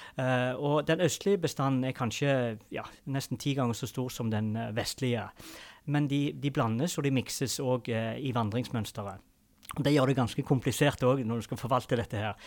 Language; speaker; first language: Norwegian; native; Norwegian